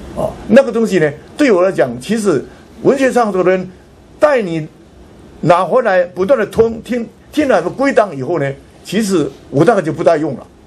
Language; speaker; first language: Chinese; non-native, local second language; Hakka Chinese